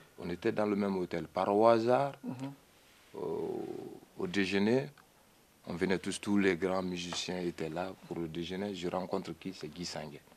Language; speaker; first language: French; non-native, local second language; Mandingo